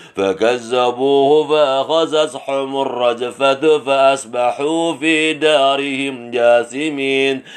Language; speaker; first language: Arabic; non-native, learner; Indonesian